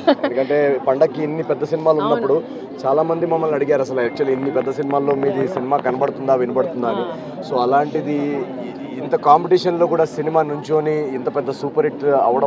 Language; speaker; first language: Telugu; native; Telugu